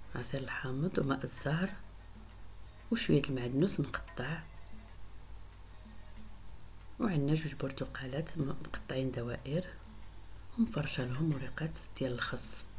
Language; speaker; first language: Arabic; native; Arabic